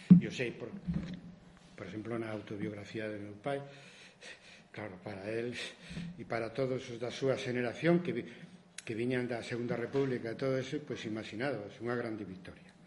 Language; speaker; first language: Galician; non-native, local second language; Spanish